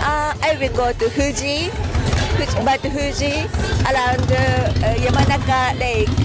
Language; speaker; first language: English; non-native, learner; Japanese